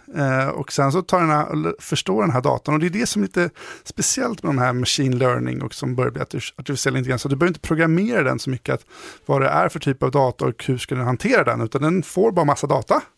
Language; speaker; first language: Swedish; native; Swedish